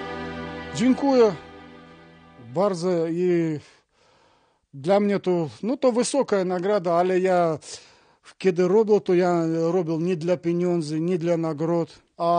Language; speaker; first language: Polish; non-native, learner; Russian